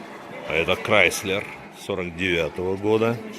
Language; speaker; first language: Russian; native; Russian